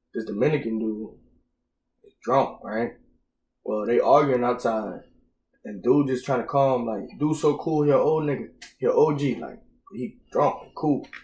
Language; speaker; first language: English; early bilingual, other home language; Spanish